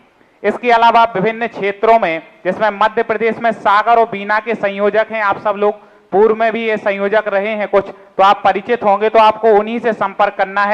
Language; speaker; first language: Hindi; native; Hindi